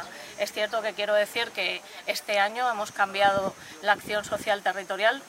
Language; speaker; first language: Spanish; native; Spanish